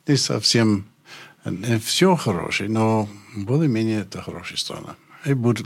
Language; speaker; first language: Russian; non-native, learner; English